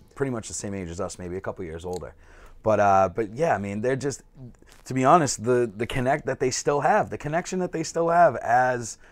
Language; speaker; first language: English; native; English